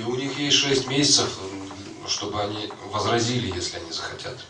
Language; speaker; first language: Russian; native; Russian